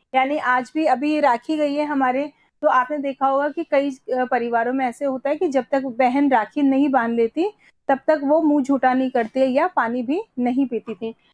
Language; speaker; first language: Hindi; native; Hindi